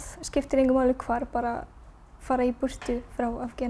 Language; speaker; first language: Icelandic; non-native, learner; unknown